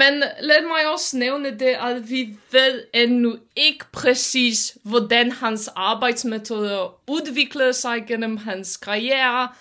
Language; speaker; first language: Danish; non-native, fluent; Polish